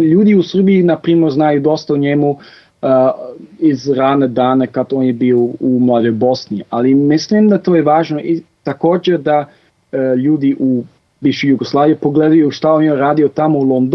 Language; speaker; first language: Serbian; non-native, fluent; Dutch